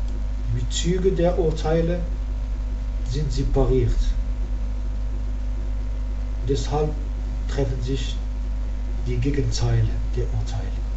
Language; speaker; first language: German; non-native, learner; Arabic